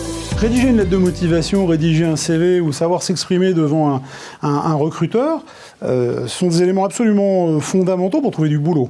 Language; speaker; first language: French; native; French